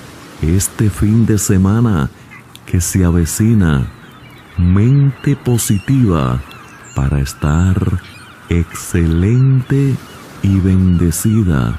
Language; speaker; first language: Spanish; native; Spanish